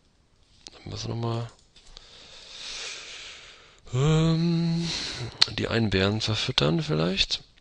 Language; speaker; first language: German; native; German